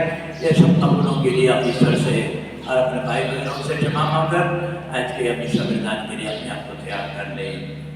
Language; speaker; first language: Hindi; non-native, local second language; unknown